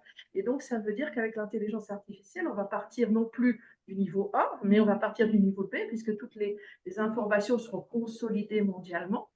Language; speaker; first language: French; native; French